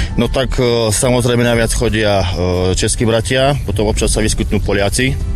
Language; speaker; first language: Slovak; native; Slovak